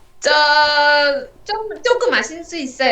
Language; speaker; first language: Korean; non-native, learner; Vietnamese